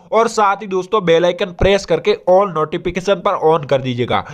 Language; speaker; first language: Hindi; non-native, local second language; Gujarati